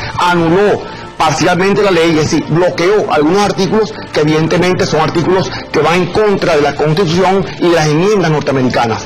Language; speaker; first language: Spanish; native; Spanish